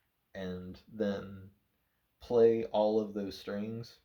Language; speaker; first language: English; native; English